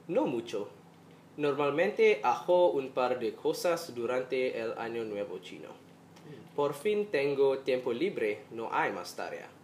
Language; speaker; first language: Spanish; non-native, learner; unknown